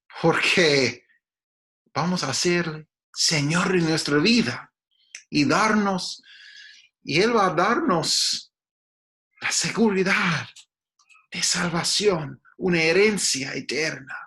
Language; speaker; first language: Spanish; non-native, fluent; English